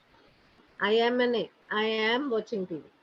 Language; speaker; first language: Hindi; native; Hindi